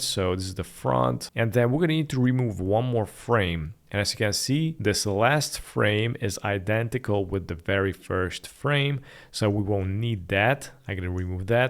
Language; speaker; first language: English; non-native, fluent; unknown